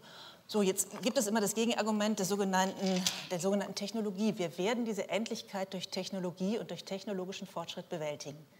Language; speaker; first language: German; native; German